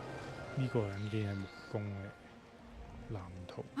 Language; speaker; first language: Chinese; native; Chinese